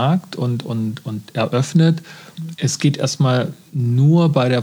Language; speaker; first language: German; native; German